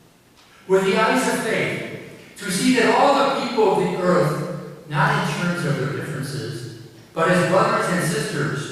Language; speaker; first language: English; native; English